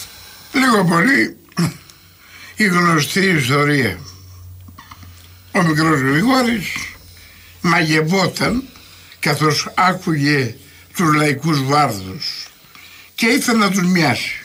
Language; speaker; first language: Greek; native; Greek